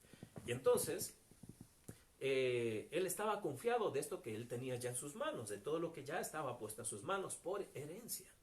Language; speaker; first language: Spanish; native; Spanish